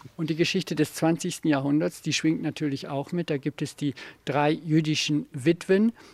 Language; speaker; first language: German; native; German